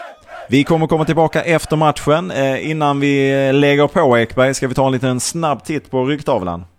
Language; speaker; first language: Swedish; native; Swedish